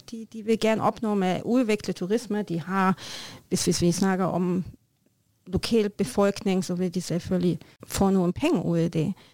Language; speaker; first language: Norwegian; non-native, learner; German